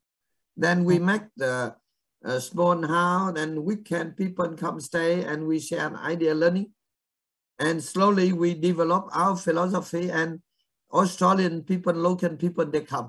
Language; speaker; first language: English; non-native, fluent; Vietnamese